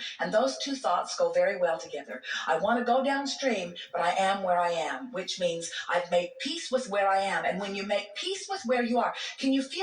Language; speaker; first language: English; native; English